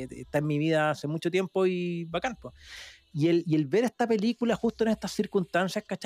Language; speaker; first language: Spanish; native; Spanish